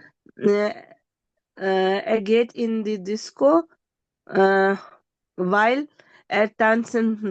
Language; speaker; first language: German; non-native, learner; Urdu